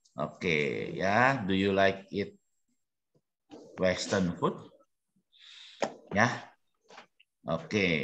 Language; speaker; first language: English; non-native, learner; Indonesian